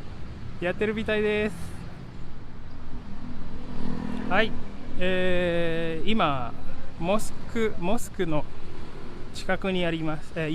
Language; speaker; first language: Japanese; non-native, fluent; Indonesian